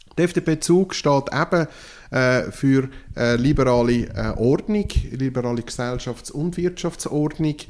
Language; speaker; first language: German; non-native, local second language; French